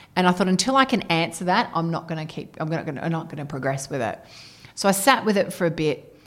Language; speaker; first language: English; native; English